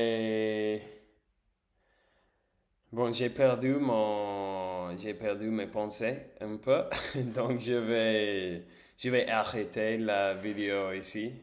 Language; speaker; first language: French; non-native, learner; English